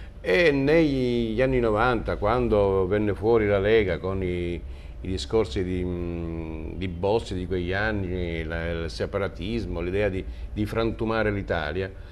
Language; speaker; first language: Italian; native; Italian